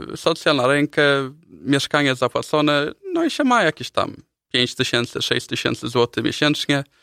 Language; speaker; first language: Polish; early bilingual, heritage; Polish